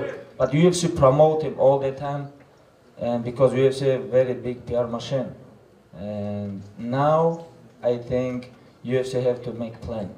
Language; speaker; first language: English; non-native, learner; Russian